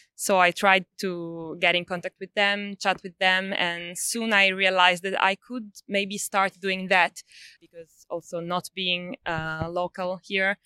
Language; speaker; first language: English; non-native, fluent; Italian